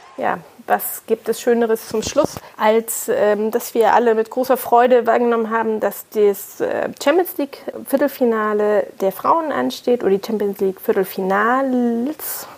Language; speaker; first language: German; native; German